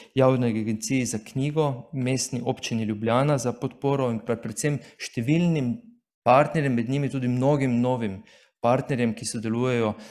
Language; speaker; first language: Slovenian; native; Slovenian